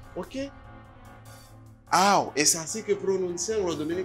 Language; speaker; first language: Spanish; non-native, fluent; Haitian Creole